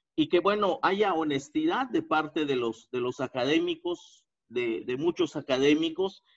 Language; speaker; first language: Spanish; native; Spanish